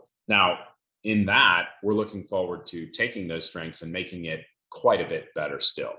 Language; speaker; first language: English; native; English